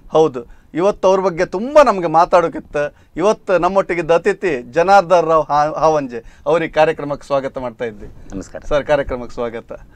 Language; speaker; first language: Kannada; native; Kannada